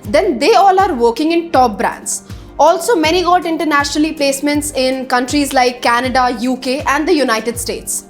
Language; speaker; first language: English; non-native, local second language; Hindi